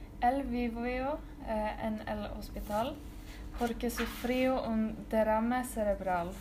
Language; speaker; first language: Spanish; non-native, learner; Norwegian